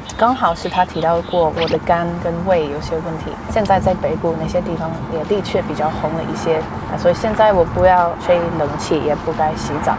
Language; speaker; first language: Chinese; non-native, fluent; English